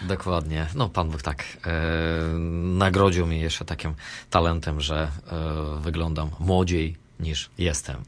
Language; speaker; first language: Polish; non-native, fluent; Russian